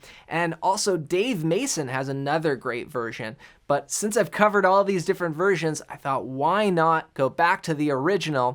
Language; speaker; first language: English; native; English